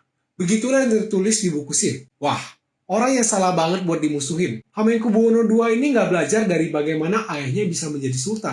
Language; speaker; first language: Indonesian; native; Indonesian